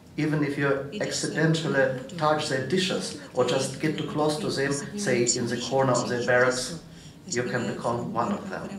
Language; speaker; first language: English; non-native, fluent; Russian